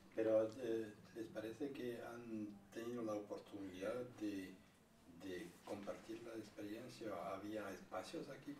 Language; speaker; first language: Spanish; non-native, fluent; French